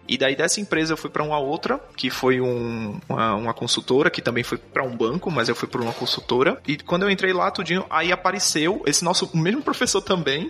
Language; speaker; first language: Portuguese; native; Portuguese